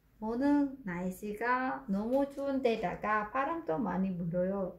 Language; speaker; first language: Korean; non-native, fluent; Vietnamese